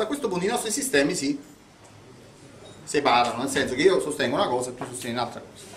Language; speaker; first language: Italian; native; Italian